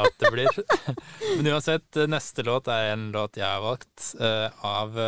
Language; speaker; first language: Norwegian; native; Norwegian